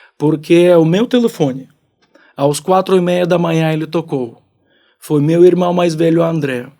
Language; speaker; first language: Portuguese; non-native, fluent; Ukrainian